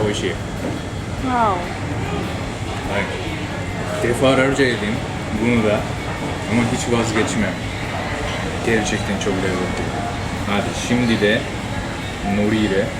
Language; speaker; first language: Turkish; non-native, fluent; Japanese